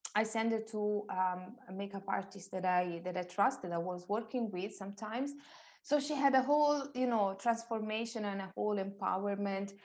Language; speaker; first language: English; non-native, fluent; Italian